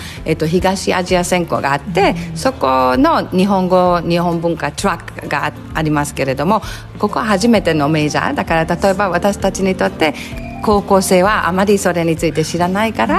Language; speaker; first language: Japanese; non-native, fluent; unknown